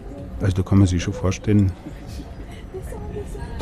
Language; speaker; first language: German; native; German